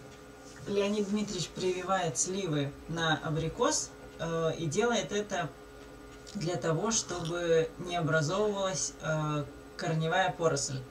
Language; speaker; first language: Russian; native; Russian